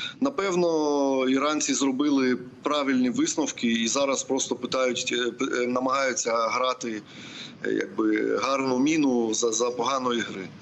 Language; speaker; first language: Ukrainian; non-native, local second language; Russian